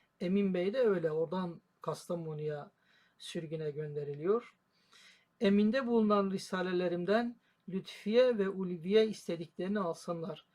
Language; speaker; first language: Turkish; native; Turkish